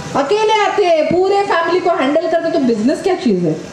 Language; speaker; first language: Hindi; non-native, local second language; Marathi